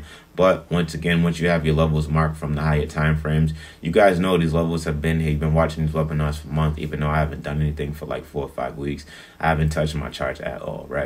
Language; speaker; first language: English; native; English